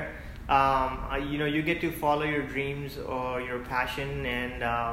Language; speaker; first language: English; non-native, local second language; Hindi